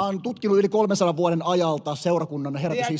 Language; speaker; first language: Finnish; native; Finnish